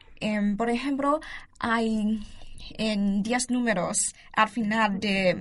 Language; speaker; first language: Spanish; non-native, learner; Chinese